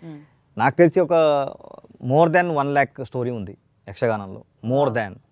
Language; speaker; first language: Telugu; non-native, learner; Kannada